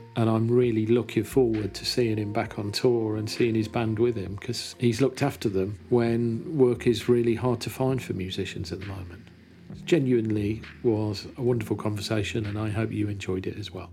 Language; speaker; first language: English; native; English